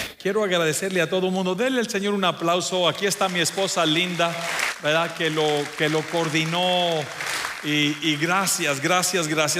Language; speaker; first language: Spanish; early bilingual, heritage; Spanish